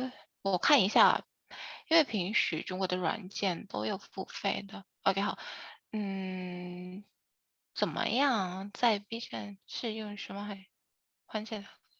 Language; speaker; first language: Chinese; non-native, fluent; Indonesian